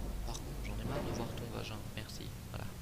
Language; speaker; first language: French; native; French